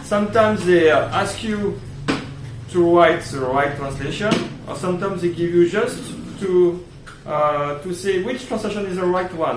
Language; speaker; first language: English; non-native, learner; French